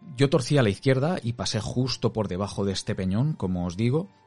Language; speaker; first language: Spanish; native; Spanish